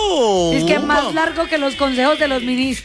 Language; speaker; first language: Spanish; native; Spanish